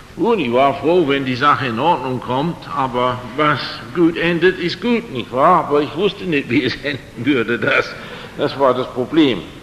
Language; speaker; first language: German; non-native, fluent; English